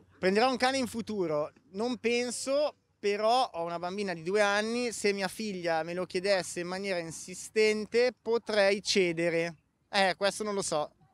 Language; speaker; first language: Italian; native; Italian